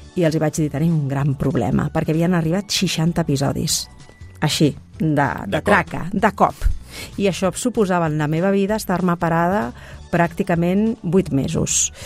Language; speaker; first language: Catalan; native; Catalan